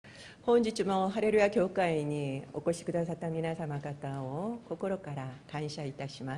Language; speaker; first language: Japanese; non-native, fluent; Korean